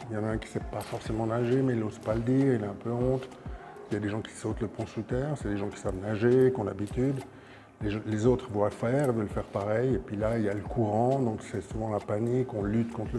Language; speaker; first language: French; native; French